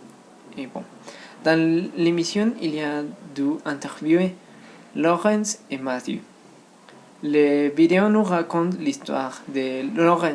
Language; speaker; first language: French; non-native, learner; Spanish